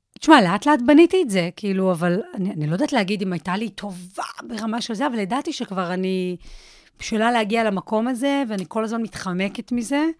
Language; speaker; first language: Hebrew; native; Hebrew